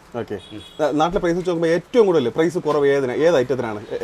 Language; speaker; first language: Malayalam; native; Malayalam